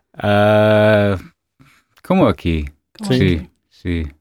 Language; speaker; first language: Spanish; non-native, learner; English